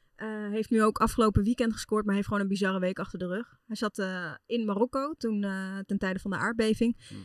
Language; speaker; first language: Dutch; native; Dutch